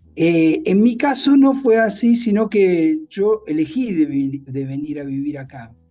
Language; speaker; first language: Spanish; native; Spanish